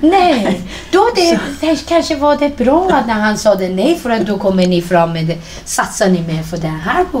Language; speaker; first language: Swedish; non-native, fluent; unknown